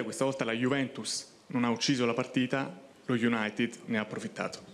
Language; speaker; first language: Italian; native; Italian